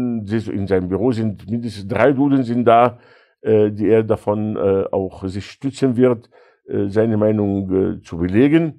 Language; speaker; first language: German; non-native, fluent; Arabic